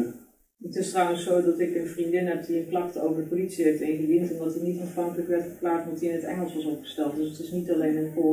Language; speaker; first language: Dutch; native; Dutch